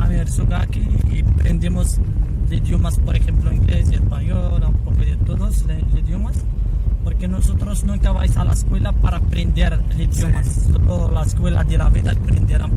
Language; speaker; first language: Spanish; non-native, learner; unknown